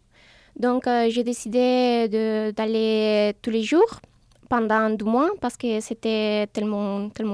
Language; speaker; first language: French; non-native, learner; Spanish